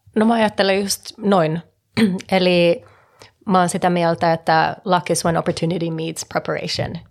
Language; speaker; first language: Finnish; early bilingual, heritage; Finnish